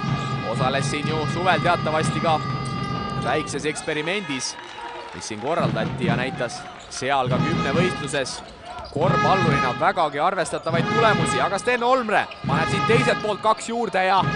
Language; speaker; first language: Estonian; native; Estonian